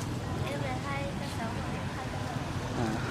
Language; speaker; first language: Vietnamese; non-native, local second language; Hmong